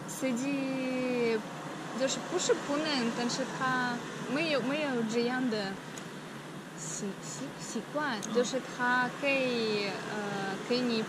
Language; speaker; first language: Chinese; non-native, fluent; Russian